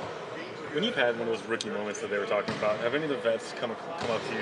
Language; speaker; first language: English; native; English